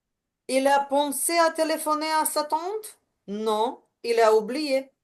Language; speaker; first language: French; non-native, learner; Ukrainian